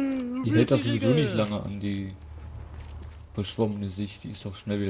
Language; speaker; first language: German; native; German